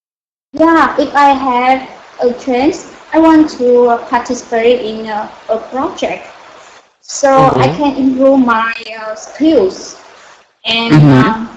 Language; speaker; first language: English; non-native, learner; Vietnamese